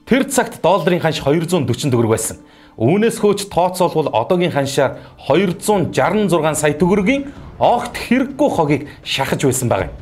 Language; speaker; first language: Mongolian; native; Mongolian